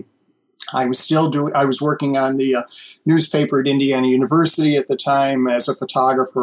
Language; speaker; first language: English; native; English